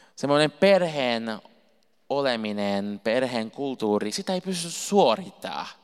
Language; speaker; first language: Finnish; non-native, fluent; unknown